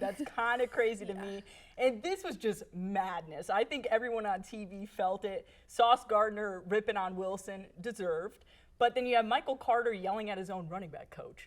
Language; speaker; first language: English; native; English